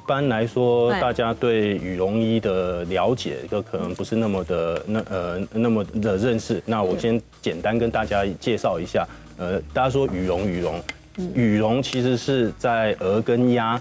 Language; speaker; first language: Chinese; native; Chinese